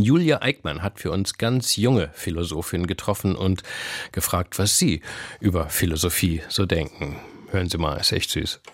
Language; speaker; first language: German; native; German